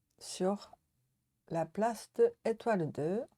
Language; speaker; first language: French; non-native, learner; Japanese